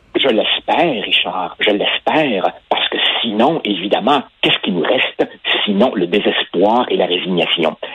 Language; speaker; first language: French; early bilingual, other home language; Spanish